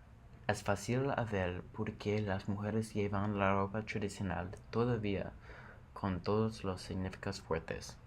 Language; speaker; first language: Spanish; non-native, learner; English